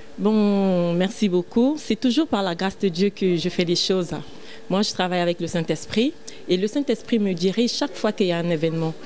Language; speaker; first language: French; non-native, local second language; Lingala